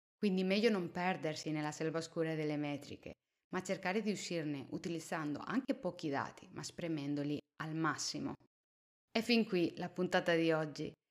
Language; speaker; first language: Italian; non-native, fluent; Spanish